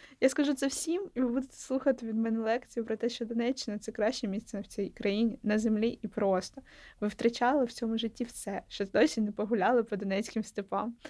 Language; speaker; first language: Ukrainian; non-native, local second language; Russian